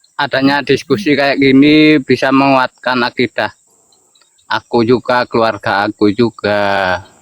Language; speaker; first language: Indonesian; non-native, local second language; Javanese